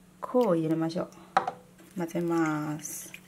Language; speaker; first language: Japanese; non-native, learner; Chinese